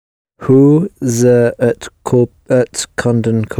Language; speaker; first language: Dutch; non-native, learner; English